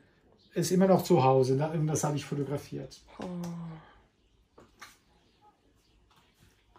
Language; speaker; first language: German; non-native, fluent; Italian